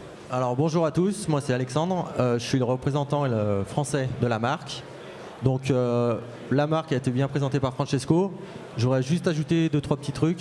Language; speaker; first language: French; native; French